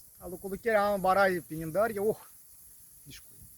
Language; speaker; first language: Greek; non-native, learner; Russian